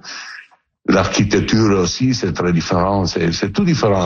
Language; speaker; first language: French; non-native, learner; Italian